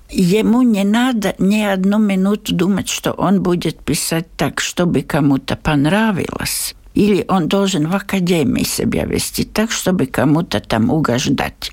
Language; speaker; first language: Russian; native; Russian